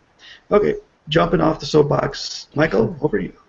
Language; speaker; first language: English; native; English